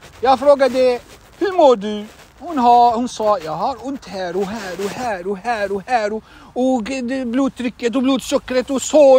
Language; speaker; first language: Swedish; non-native, fluent; Arabic